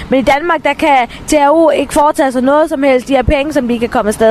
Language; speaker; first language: Danish; early bilingual, other home language; Tamil